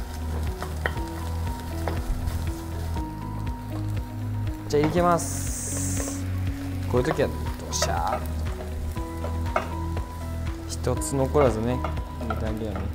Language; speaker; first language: Japanese; native; Japanese